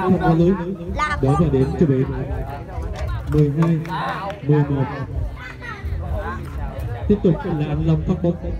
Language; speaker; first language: Vietnamese; native; Vietnamese